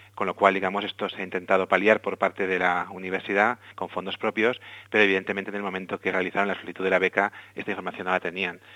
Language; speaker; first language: Spanish; native; Spanish